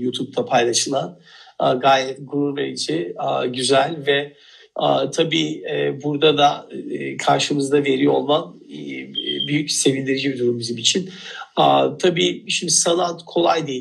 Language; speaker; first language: Turkish; native; Turkish